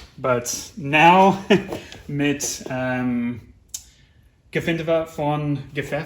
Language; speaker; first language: German; non-native, learner; English